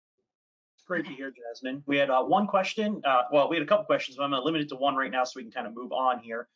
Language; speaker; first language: English; native; English